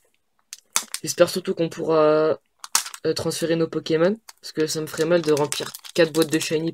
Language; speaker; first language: French; native; French